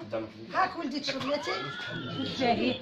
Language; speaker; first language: Arabic; native; Arabic